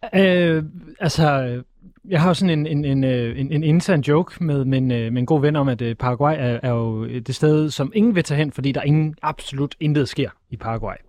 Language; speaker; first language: Danish; native; Danish